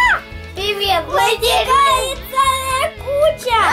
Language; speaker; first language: Russian; native; Russian